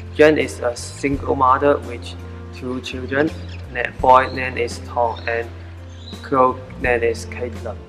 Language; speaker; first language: English; non-native, learner; Chinese